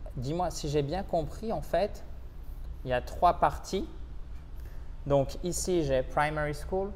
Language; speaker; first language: French; native; French